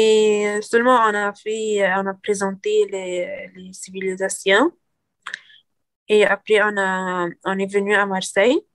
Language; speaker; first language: French; non-native, learner; Arabic